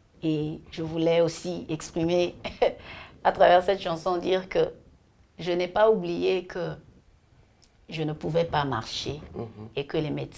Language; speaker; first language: French; non-native, local second language; Lingala